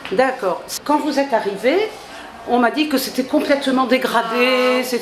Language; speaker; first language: French; native; French